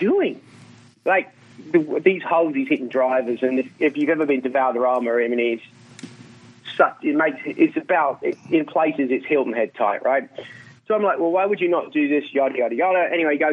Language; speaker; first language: English; native; English